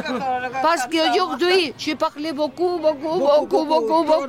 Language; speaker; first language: French; non-native, learner; Spanish